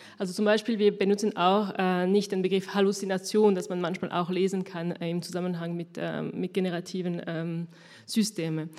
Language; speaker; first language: German; non-native, fluent; French